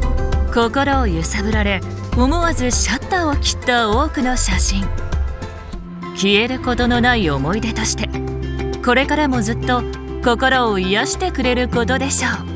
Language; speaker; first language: Japanese; native; Japanese